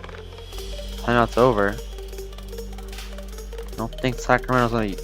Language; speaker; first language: English; native; English